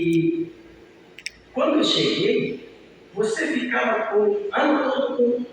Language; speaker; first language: Portuguese; early bilingual, other home language; Japanese